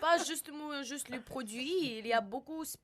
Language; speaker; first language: French; non-native, learner; Russian